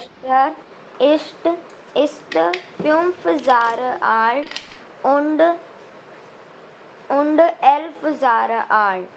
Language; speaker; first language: German; non-native, learner; Hindi